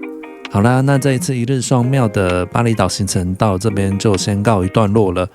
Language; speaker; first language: Chinese; native; Chinese